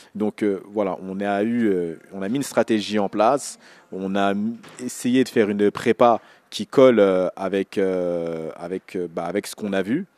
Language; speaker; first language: French; native; French